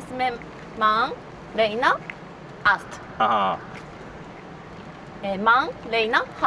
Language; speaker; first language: Persian; non-native, learner; Japanese